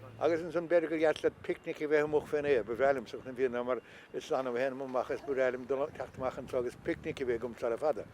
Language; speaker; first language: Irish; native; Irish